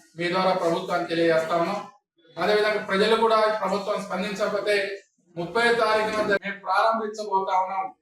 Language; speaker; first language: Telugu; native; Telugu